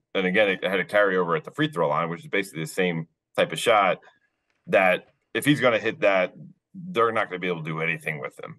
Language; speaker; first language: English; native; English